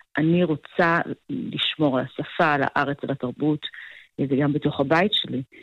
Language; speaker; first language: Hebrew; native; Hebrew